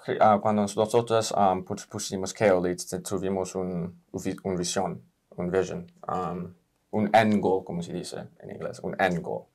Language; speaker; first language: Spanish; early bilingual, heritage; Spanish